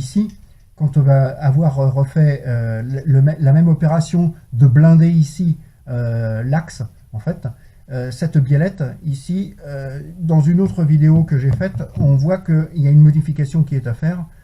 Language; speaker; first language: French; native; French